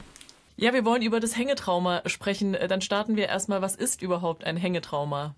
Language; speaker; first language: German; native; German